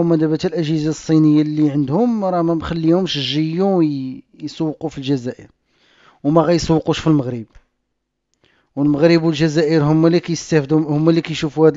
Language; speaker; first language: Arabic; native; Arabic